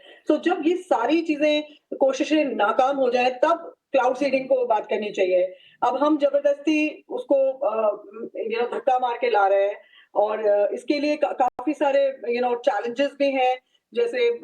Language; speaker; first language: Hindi; native; Hindi